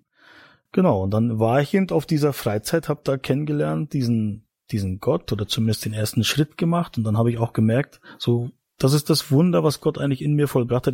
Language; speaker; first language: German; native; German